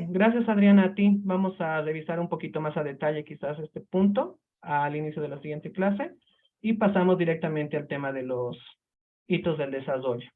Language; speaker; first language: Spanish; native; Spanish